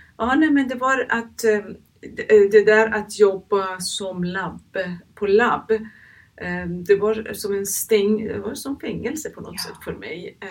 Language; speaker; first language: Swedish; non-native, fluent; Persian